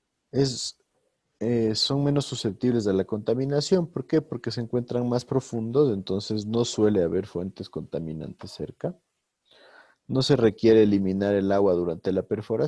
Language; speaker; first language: Spanish; native; Spanish